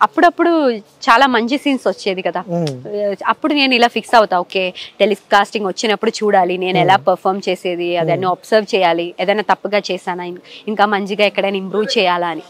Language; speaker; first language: Telugu; non-native, fluent; Malayalam